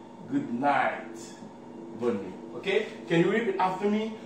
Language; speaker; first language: English; non-native, fluent; Haitian Creole